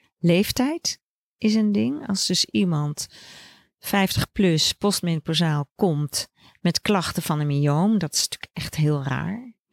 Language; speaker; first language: Dutch; native; Dutch